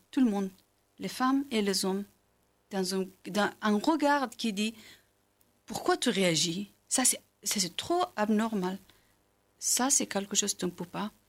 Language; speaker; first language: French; non-native, learner; Persian